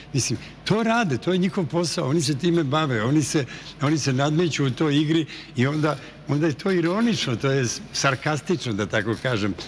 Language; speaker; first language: Bosnian; native; Bosnian